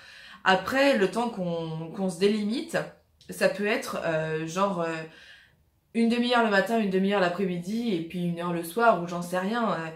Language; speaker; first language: French; native; French